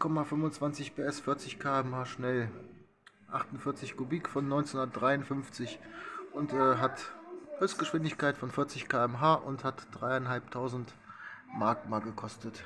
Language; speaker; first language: German; native; German